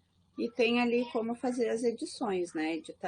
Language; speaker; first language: Portuguese; native; Portuguese